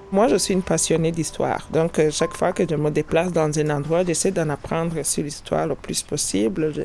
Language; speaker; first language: French; non-native, local second language; Kinyarwanda